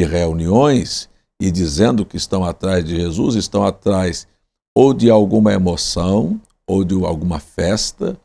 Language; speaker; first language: Portuguese; native; Portuguese